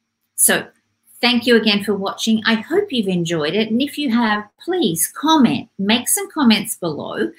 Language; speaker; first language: English; native; English